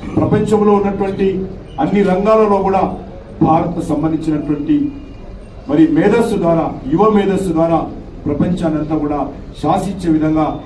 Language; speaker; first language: Telugu; native; Telugu